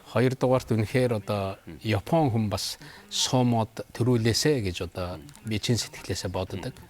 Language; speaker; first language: Mongolian; native; Mongolian